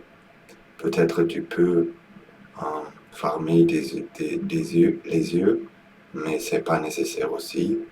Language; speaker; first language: French; non-native, learner; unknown